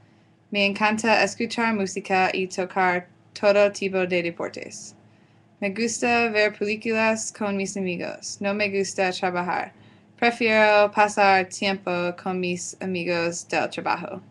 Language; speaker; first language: Spanish; non-native, learner; English